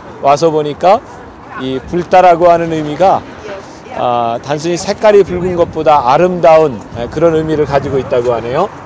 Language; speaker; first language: Korean; native; Korean